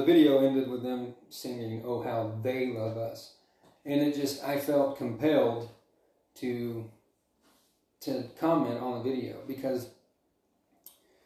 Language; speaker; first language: English; native; English